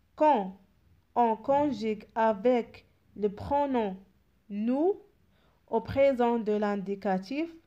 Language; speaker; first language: French; non-native, local second language; Arabic